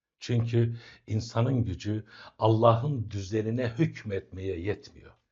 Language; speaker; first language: Turkish; native; Turkish